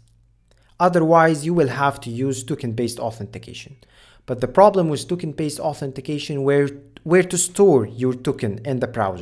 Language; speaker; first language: English; non-native, fluent; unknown